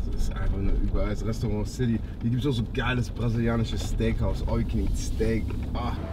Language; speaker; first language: German; native; German